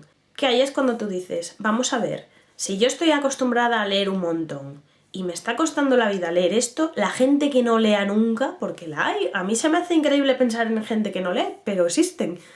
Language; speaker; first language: Spanish; native; Spanish